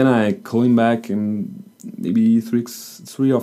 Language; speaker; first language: English; non-native, fluent; French